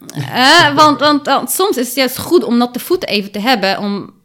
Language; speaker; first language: Dutch; early bilingual, other home language; Arabic